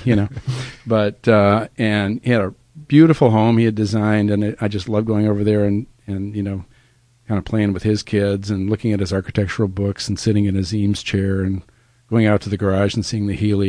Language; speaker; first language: English; native; English